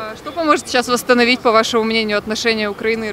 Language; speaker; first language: Russian; native; Russian